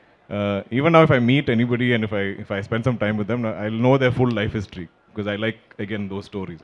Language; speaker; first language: Telugu; non-native, learner; Malayalam